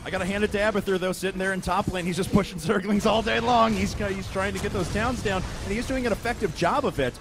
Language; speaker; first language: English; native; English